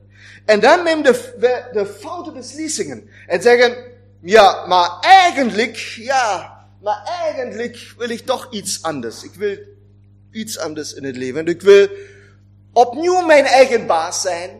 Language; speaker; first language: Dutch; non-native, fluent; German